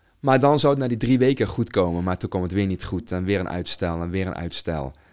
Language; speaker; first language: Dutch; native; Dutch